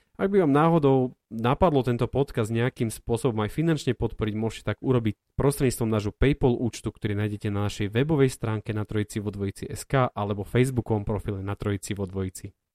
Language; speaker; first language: Slovak; native; Slovak